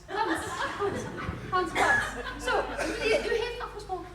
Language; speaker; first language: Dutch; native; Dutch